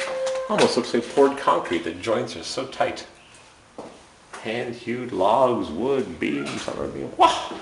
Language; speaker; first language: English; native; English